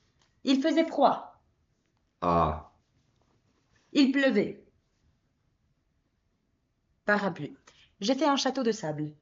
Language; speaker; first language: French; non-native, fluent; Spanish